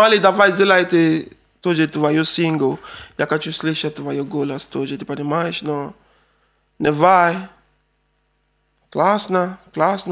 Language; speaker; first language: Russian; non-native, learner; Arabic